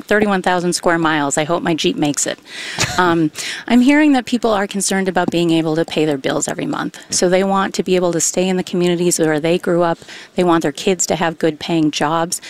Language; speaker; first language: English; native; English